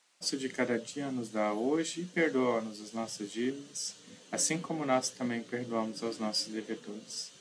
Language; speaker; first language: Portuguese; native; Portuguese